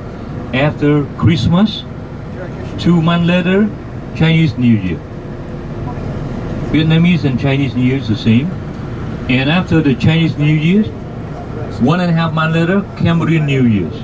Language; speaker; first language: English; non-native, learner; Khmer